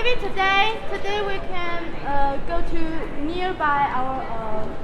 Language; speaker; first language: English; non-native, learner; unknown